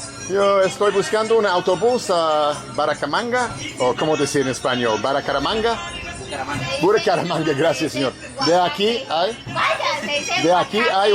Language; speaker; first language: Spanish; non-native, learner; English